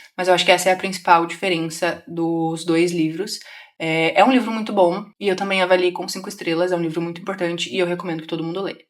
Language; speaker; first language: Portuguese; native; Portuguese